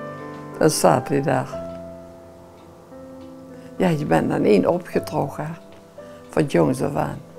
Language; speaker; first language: Dutch; non-native, local second language; Limburgish